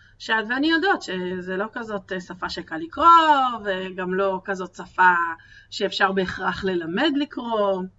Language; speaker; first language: Hebrew; native; Hebrew